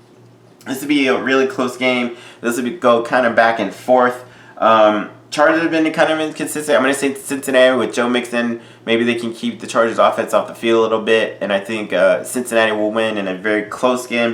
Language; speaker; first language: English; native; English